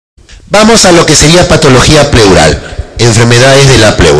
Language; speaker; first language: Spanish; native; Spanish